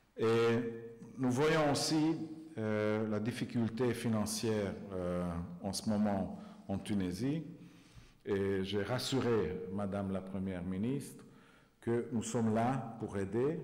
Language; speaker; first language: French; non-native, fluent; Hungarian